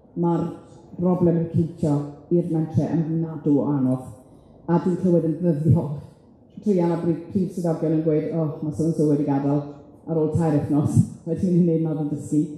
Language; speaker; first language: Welsh; native; Welsh